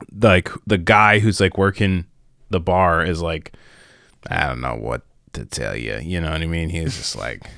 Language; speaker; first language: English; native; English